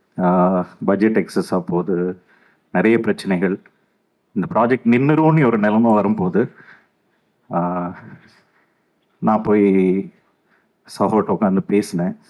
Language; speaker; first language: Tamil; native; Tamil